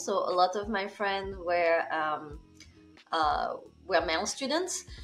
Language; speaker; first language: English; non-native, fluent; French